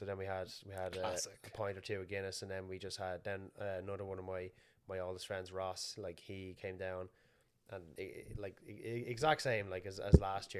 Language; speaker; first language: English; native; English